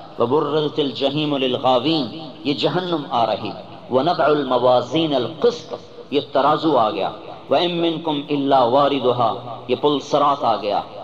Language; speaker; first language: Urdu; non-native, local second language; Punjabi